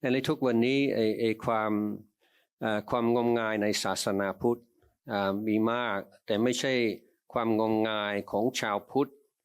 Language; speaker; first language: Thai; non-native, fluent; English